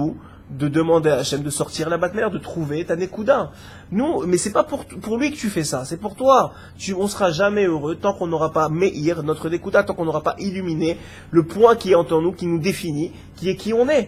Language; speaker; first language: French; native; French